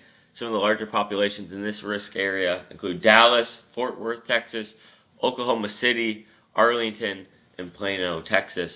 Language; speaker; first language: English; native; English